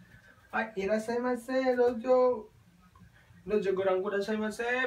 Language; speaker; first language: Japanese; non-native, fluent; Indonesian